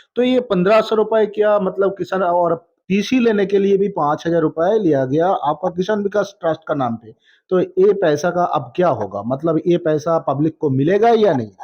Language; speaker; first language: Hindi; non-native, local second language; Bangla